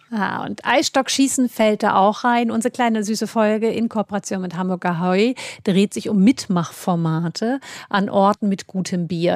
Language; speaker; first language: German; native; German